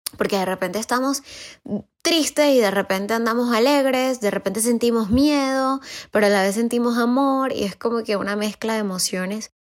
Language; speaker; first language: Spanish; native; Spanish